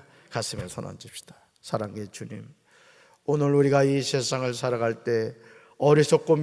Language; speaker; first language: Korean; native; Korean